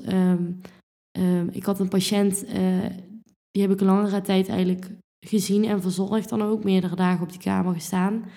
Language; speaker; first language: Dutch; native; Dutch